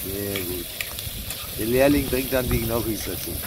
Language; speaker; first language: German; native; German